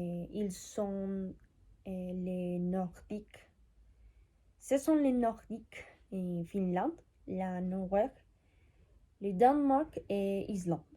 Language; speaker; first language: French; non-native, learner; Spanish